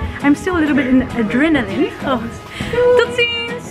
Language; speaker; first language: English; non-native, fluent; Dutch